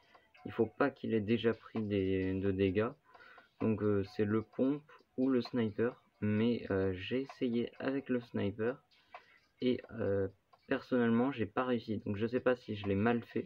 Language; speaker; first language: French; native; French